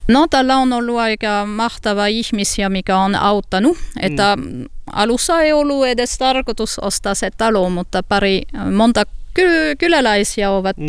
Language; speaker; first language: Finnish; non-native, learner; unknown